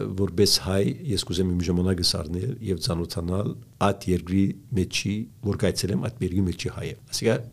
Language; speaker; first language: Armenian; early bilingual, heritage; Armenian